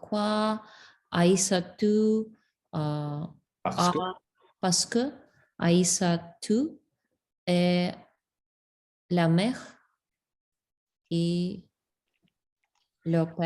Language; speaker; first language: French; non-native, learner; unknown